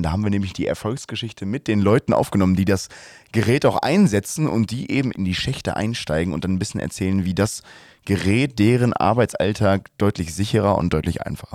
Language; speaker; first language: German; native; German